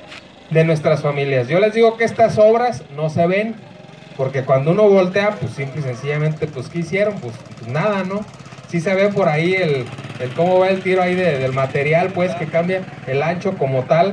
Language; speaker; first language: Spanish; native; Spanish